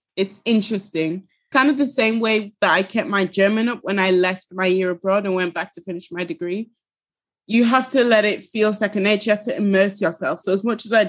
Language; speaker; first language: English; early bilingual, other home language; Ga